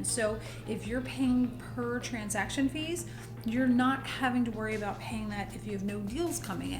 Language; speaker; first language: English; native; English